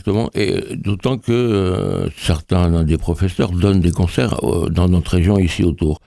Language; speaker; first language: French; native; French